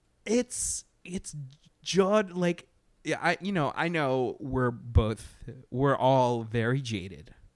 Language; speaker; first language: English; early bilingual, other home language; Spanish